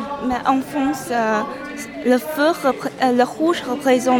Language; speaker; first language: French; non-native, fluent; Chinese